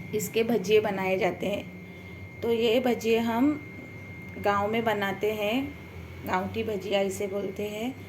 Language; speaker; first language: Hindi; non-native, local second language; Marathi